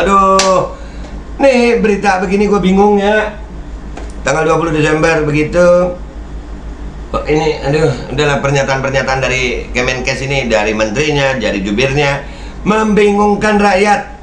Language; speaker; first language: Indonesian; native; Indonesian